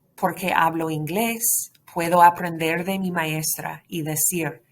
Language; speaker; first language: Spanish; non-native, fluent; English